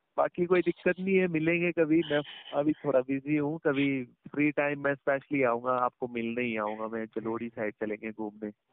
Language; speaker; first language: Hindi; native; Hindi